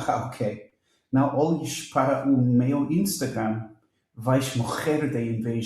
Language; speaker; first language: Portuguese; non-native, learner; English